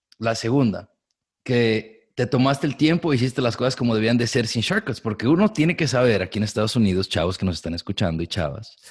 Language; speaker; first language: Spanish; native; Spanish